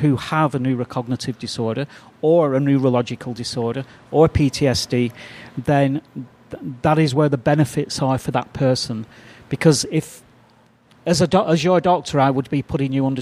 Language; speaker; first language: English; native; English